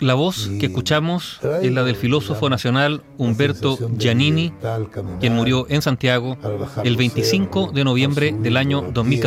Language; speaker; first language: Spanish; native; Spanish